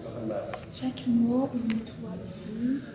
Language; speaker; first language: French; non-native, fluent; Persian